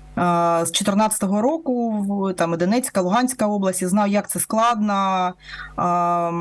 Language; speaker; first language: Ukrainian; non-native, local second language; Russian